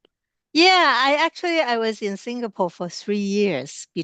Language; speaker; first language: English; non-native, fluent; Chinese